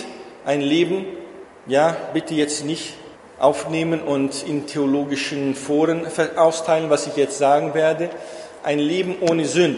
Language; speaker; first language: German; non-native, fluent; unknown